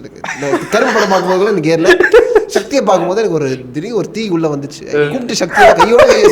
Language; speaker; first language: Tamil; native; Tamil